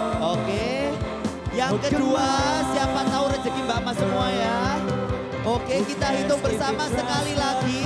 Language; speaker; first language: Indonesian; native; Indonesian